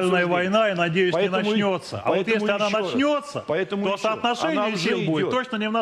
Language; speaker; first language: Russian; native; Russian